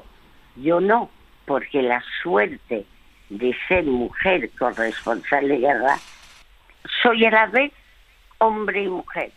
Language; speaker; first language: Spanish; early bilingual, other home language; French